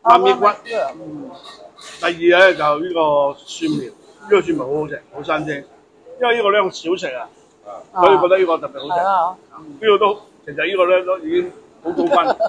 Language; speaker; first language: Cantonese; native; Cantonese